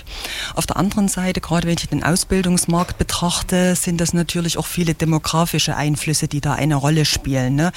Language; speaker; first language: German; native; German